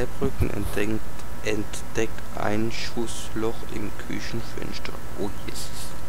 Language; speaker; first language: German; native; German